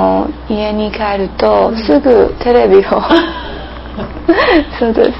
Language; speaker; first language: Japanese; non-native, learner; English